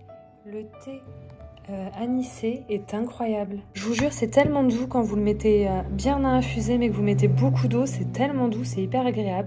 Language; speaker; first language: French; native; French